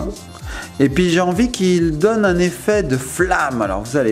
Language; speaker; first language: French; native; French